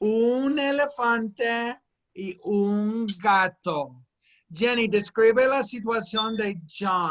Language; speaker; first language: Spanish; non-native, fluent; English